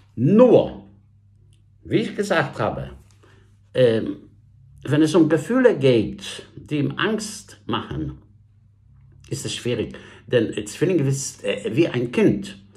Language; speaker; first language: German; non-native, fluent; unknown